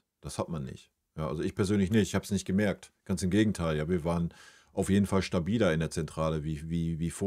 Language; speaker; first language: German; native; German